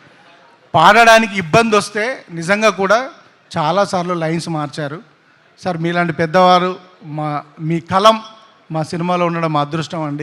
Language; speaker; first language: Telugu; native; Telugu